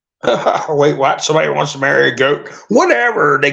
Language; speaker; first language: English; native; English